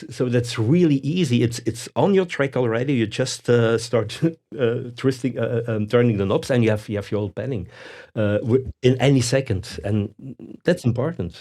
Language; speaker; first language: English; non-native, fluent; Dutch